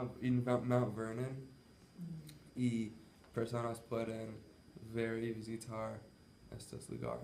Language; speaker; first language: Spanish; non-native, learner; English